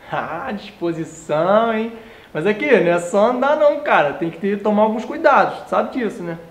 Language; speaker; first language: Portuguese; native; Portuguese